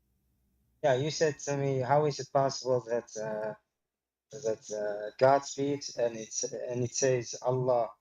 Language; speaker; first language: English; non-native, fluent; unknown